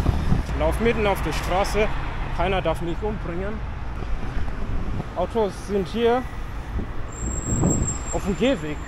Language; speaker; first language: German; non-native, fluent; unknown